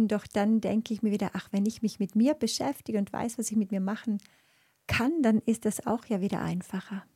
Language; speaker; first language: German; native; German